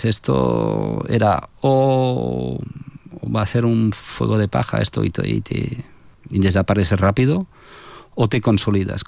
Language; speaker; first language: Spanish; non-native, fluent; French